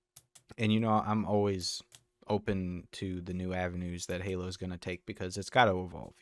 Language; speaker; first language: English; native; English